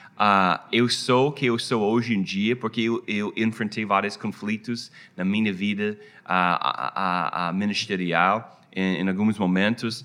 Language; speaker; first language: Portuguese; non-native, fluent; English